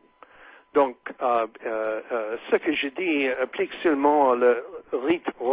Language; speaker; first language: French; non-native, fluent; English